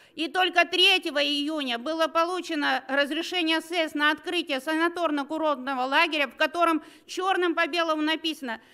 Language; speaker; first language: Russian; native; Russian